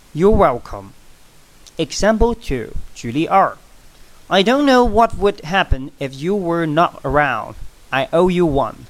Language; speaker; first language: English; non-native, fluent; Chinese